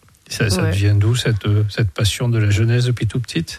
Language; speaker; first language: French; native; French